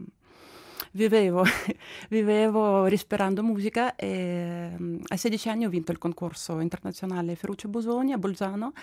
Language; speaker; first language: Italian; non-native, fluent; Ukrainian